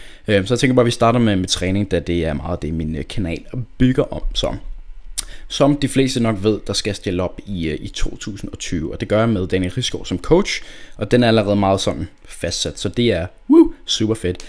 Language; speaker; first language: Danish; native; Danish